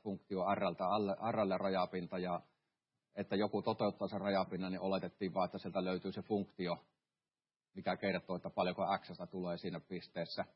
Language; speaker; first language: Finnish; native; Finnish